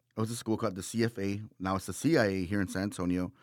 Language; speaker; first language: English; native; English